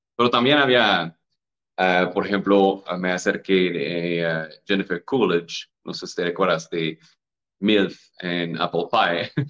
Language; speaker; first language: Spanish; non-native, fluent; English